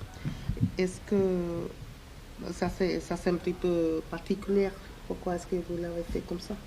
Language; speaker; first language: French; non-native, learner; Spanish